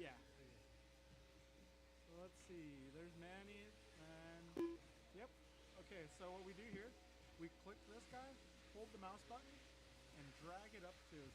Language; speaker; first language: English; native; English